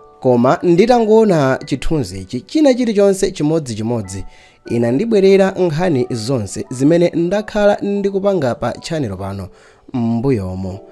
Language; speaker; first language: Nyanja; native; Nyanja